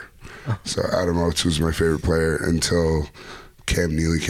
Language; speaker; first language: English; native; English